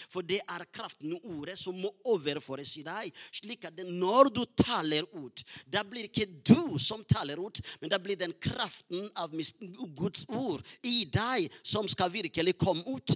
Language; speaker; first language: Norwegian; non-native, fluent; Rundi